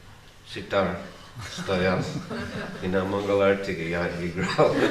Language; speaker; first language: Russian; non-native, fluent; English